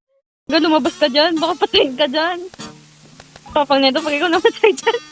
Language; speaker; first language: Filipino; native; Filipino